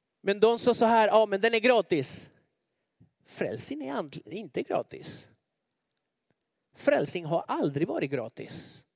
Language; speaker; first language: Swedish; non-native, fluent; Spanish